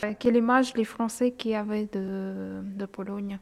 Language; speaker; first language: French; non-native, learner; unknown